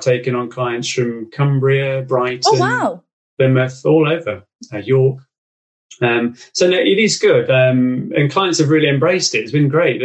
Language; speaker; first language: English; native; English